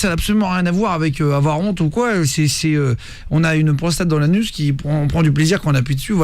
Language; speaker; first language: French; native; French